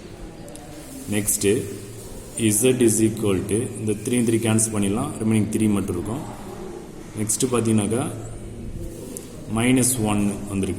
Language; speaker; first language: Tamil; native; Tamil